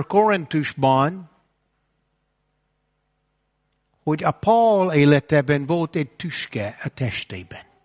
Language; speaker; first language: Hungarian; non-native, fluent; English